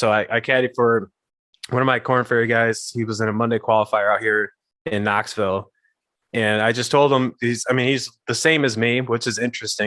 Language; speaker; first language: English; native; English